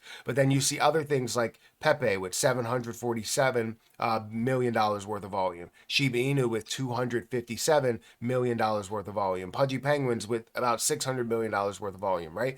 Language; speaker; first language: English; native; English